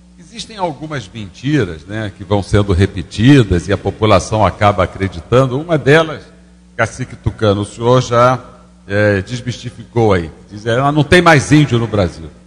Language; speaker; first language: Portuguese; native; Portuguese